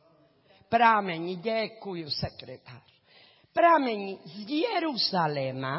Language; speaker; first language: Czech; non-native, learner; Spanish